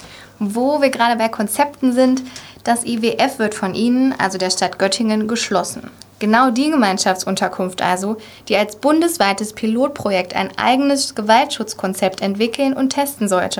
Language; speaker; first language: German; native; German